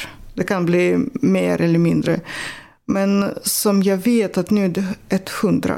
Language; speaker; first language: Swedish; non-native, fluent; Russian